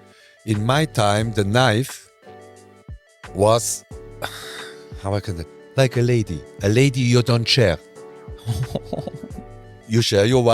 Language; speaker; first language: English; non-native, learner; German